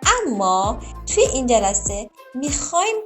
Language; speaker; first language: Persian; native; Persian